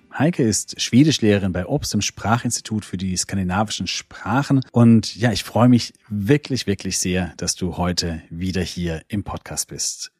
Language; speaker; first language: German; native; German